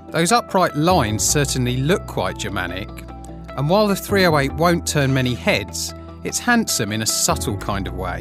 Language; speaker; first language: English; native; English